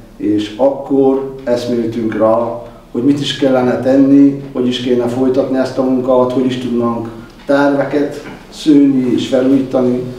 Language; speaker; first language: Hungarian; native; Hungarian